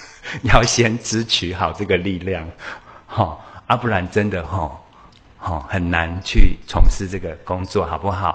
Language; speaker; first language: Chinese; native; Chinese